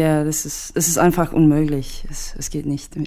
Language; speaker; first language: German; non-native, learner; English